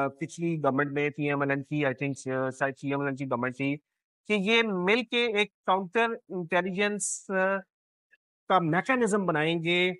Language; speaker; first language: Urdu; non-native, local second language; Punjabi